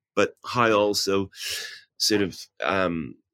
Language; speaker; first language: English; native; English